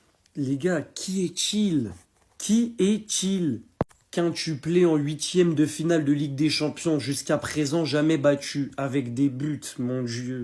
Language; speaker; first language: French; native; French